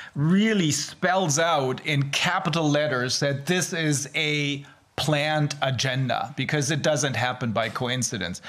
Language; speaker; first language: English; non-native, fluent; German